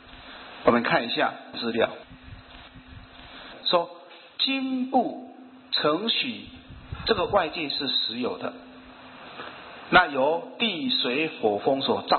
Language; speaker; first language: Chinese; native; Chinese